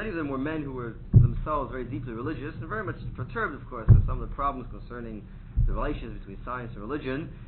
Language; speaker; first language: English; native; English